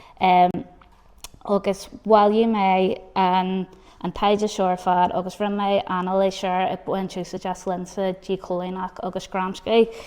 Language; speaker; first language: Irish; non-native, local second language; English